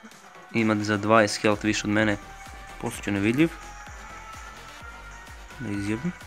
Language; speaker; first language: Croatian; early bilingual, heritage; Croatian